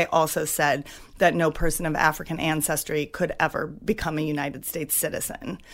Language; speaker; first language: English; native; English